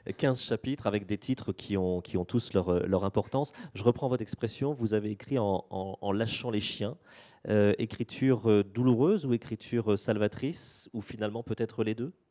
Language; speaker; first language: French; native; French